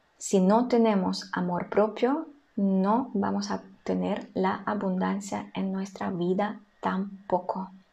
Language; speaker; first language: Spanish; non-native, fluent; Russian